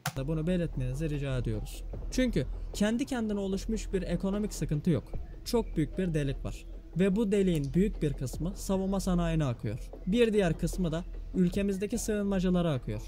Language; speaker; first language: Turkish; native; Turkish